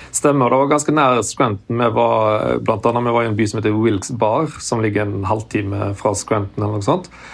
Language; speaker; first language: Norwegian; native; Norwegian